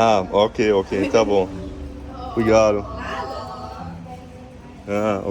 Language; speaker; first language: Portuguese; non-native, learner; German